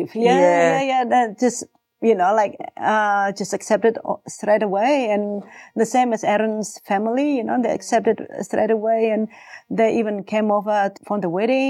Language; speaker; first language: English; non-native, fluent; Javanese